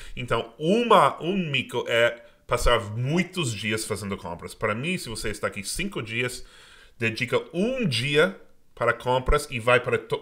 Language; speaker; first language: Portuguese; non-native, fluent; English